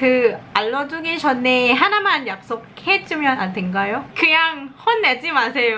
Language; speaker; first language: Korean; non-native, learner; Thai